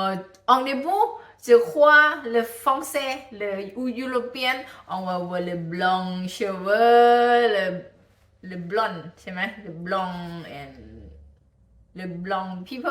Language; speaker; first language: French; non-native, learner; Thai